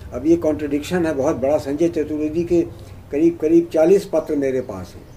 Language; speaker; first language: Hindi; native; Hindi